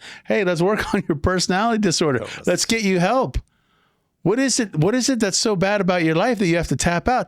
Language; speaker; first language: English; native; English